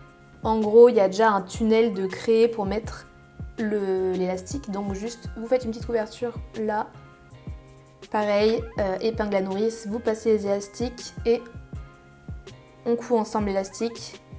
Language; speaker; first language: French; native; French